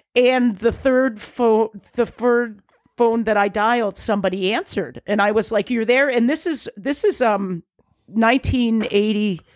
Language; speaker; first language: English; native; English